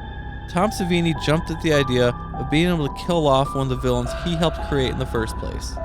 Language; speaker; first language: English; native; English